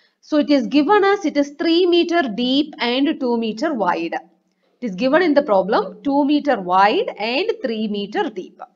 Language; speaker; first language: English; non-native, local second language; Malayalam